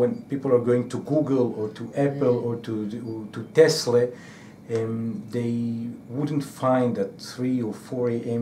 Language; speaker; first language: English; non-native, fluent; Hebrew